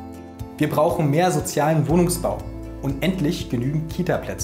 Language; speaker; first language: German; early bilingual, other home language; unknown